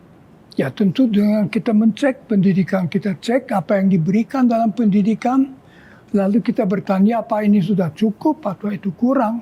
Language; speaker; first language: Indonesian; non-native, fluent; German